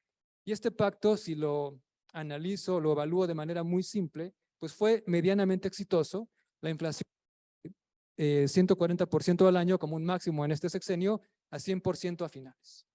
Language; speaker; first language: Spanish; native; Spanish